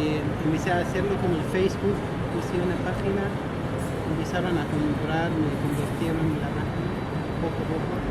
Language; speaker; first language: Spanish; non-native, learner; Arabic